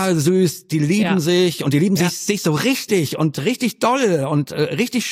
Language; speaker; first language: German; native; German